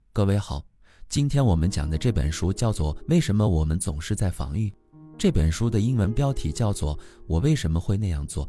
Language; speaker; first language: Chinese; native; Chinese